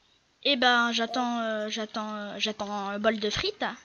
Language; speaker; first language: French; native; French